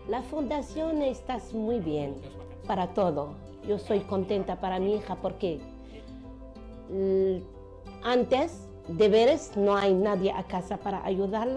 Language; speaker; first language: Spanish; non-native, learner; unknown